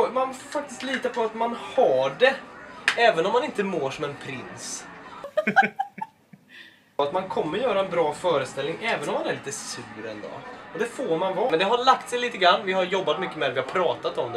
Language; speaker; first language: Swedish; native; Swedish